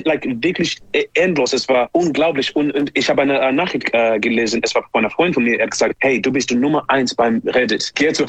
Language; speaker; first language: German; non-native, learner; English